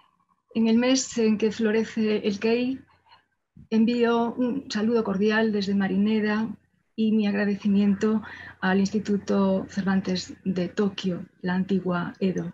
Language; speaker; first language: Spanish; native; Spanish